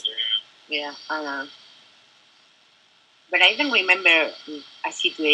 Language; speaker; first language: English; non-native, learner; Spanish